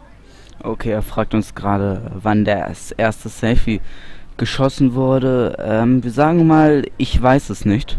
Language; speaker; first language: German; native; German